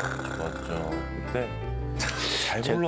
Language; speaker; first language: Korean; native; Korean